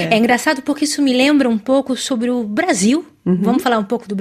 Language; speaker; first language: Portuguese; native; Portuguese